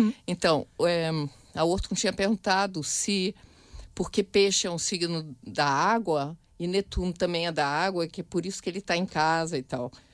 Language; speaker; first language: Portuguese; native; Portuguese